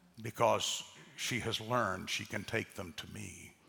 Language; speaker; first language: English; native; English